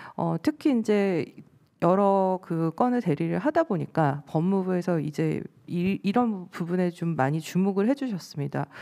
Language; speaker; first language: Korean; native; Korean